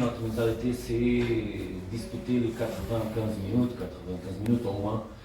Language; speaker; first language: French; non-native, learner; Portuguese